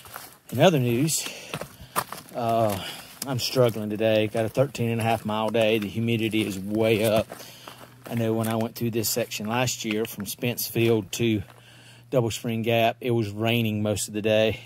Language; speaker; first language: English; native; English